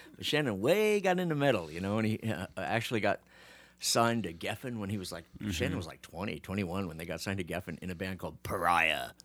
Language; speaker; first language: English; native; English